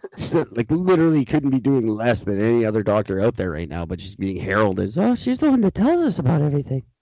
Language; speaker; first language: English; native; English